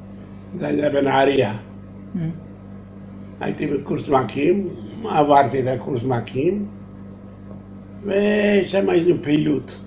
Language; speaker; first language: Hebrew; non-native, learner; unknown